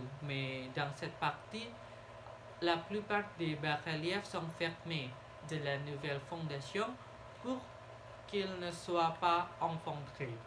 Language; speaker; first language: French; non-native, learner; Indonesian